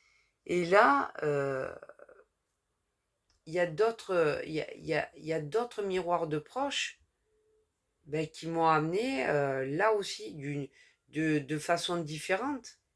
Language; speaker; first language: French; native; French